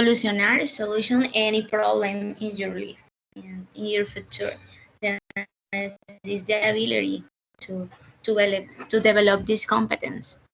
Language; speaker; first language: English; non-native, learner; Spanish